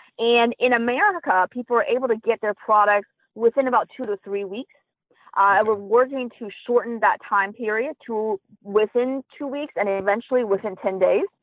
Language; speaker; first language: English; early bilingual, other home language; Chinese